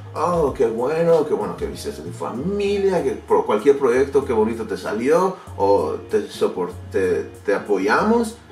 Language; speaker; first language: Spanish; non-native, learner; English